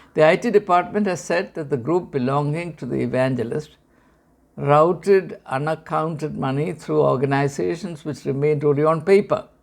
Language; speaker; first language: English; non-native, local second language; Malayalam